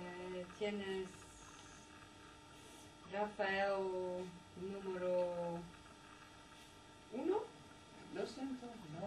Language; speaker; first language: Spanish; non-native, learner; Dutch